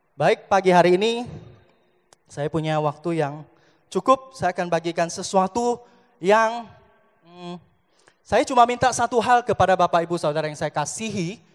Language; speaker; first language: Indonesian; native; Indonesian